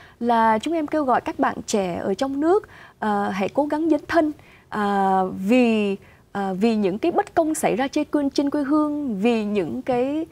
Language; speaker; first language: Vietnamese; early bilingual, heritage; Vietnamese